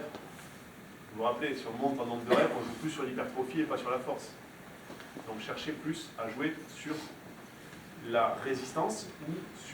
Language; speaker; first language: French; native; French